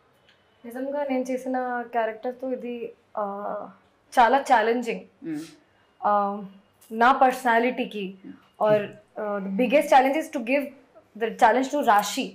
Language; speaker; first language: Telugu; non-native, fluent; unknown